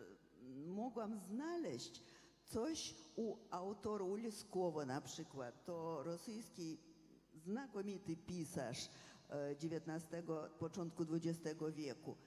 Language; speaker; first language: Polish; non-native, fluent; Russian